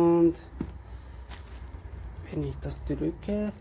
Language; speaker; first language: German; non-native, learner; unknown